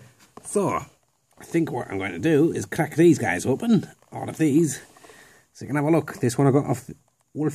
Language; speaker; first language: English; native; English